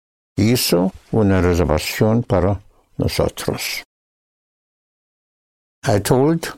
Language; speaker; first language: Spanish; non-native, fluent; English